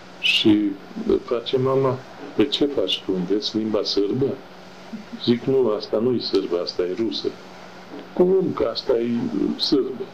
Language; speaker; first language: Romanian; non-native, local second language; German